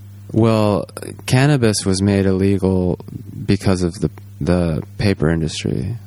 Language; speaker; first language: English; native; English